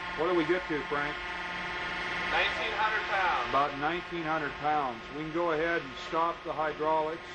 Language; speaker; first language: English; native; English